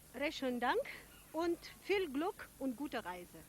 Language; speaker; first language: German; non-native, learner; Ukrainian